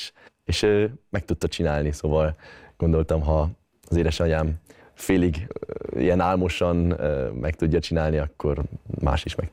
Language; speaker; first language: Hungarian; early bilingual, other home language; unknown